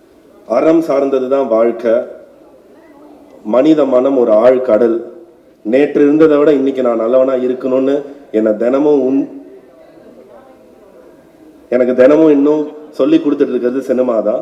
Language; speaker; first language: Tamil; native; Tamil